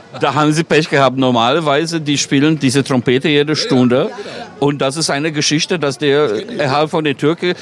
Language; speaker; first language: German; non-native, fluent; Polish